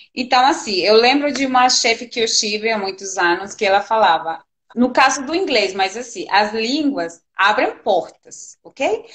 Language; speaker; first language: Portuguese; non-native, fluent; Spanish